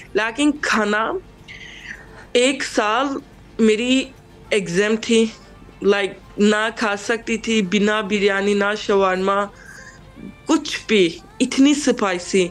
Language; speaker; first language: Hindi; non-native, fluent; Turkish